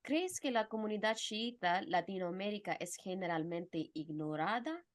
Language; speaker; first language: Spanish; non-native, fluent; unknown